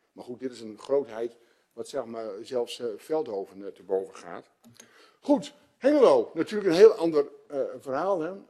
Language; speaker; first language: Dutch; native; Dutch